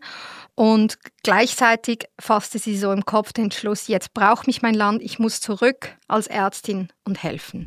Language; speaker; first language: German; native; German